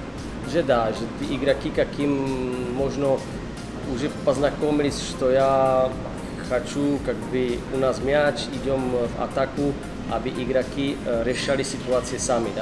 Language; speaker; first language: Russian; non-native, learner; Czech